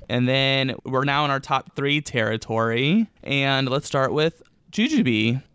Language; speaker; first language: English; early bilingual, other home language; Romanian